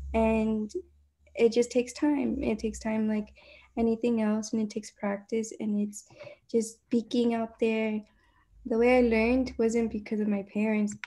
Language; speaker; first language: English; native; English